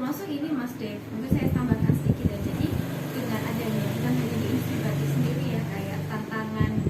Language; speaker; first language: Indonesian; native; Indonesian